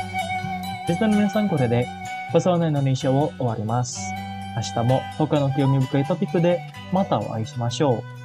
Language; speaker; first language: Japanese; non-native, fluent; Indonesian